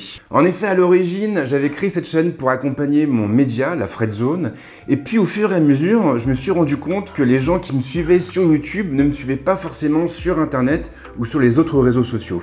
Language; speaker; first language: French; native; French